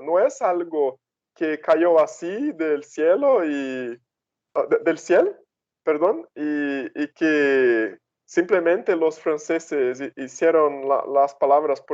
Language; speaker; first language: Spanish; non-native, fluent; Portuguese